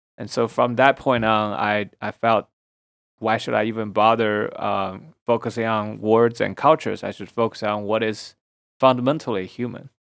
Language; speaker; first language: English; non-native, fluent; Chinese